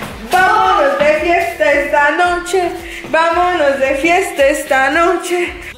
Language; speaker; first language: Spanish; early bilingual, heritage; Spanish